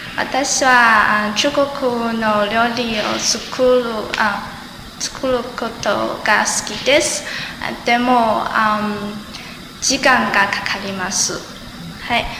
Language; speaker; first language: Japanese; non-native, learner; Chinese